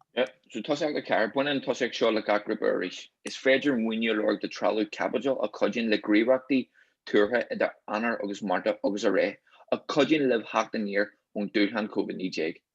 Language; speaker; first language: Irish; native; Irish